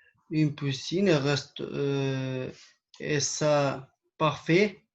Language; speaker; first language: French; non-native, learner; Albanian